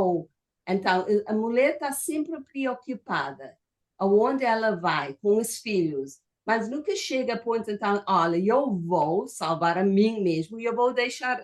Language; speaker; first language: Portuguese; non-native, fluent; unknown